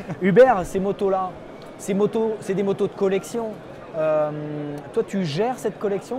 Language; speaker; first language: French; native; French